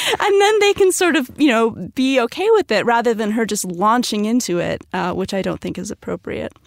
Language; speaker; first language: English; native; English